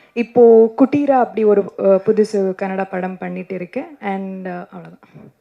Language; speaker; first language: Tamil; non-native, learner; Kannada